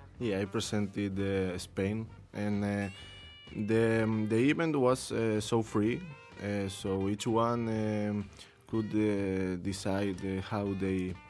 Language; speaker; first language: English; non-native, learner; Spanish